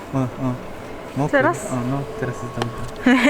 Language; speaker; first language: Polish; non-native, learner; Korean